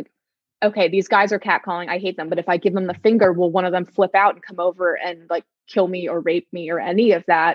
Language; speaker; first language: English; native; English